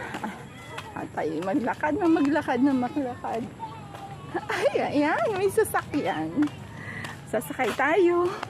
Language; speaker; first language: Filipino; non-native, local second language; Cebuano